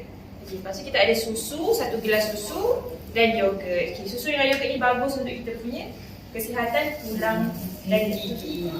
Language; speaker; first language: Malay; native; Malay